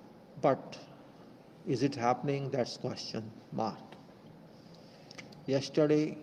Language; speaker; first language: English; non-native, local second language; Hindi